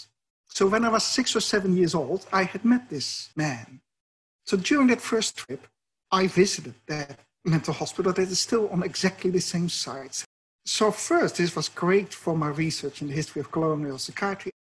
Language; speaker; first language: English; non-native, fluent; Dutch